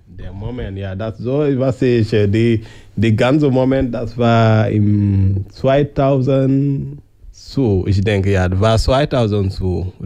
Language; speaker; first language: German; non-native, learner; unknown